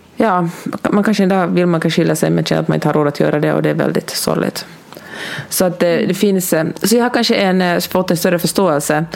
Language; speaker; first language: Swedish; native; Swedish